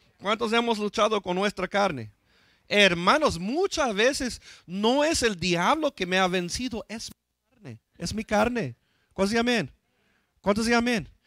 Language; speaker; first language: Spanish; non-native, fluent; English